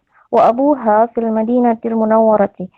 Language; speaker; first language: Arabic; non-native, learner; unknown